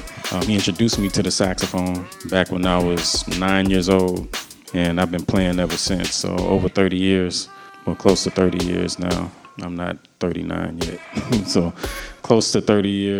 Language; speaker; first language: English; native; English